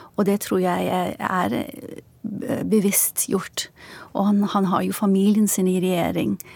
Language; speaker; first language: Norwegian; non-native, fluent; Turkish